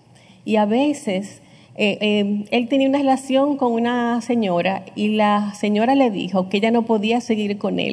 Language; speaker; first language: Spanish; native; Spanish